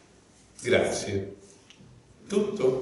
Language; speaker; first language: Italian; non-native, fluent; Polish